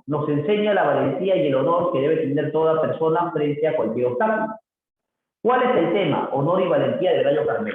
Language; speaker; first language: Spanish; native; Spanish